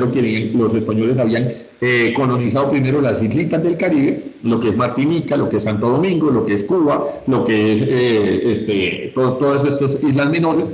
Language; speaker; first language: Spanish; native; Spanish